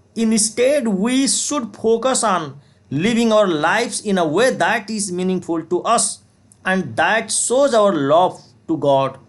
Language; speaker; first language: English; non-native, local second language; Nepali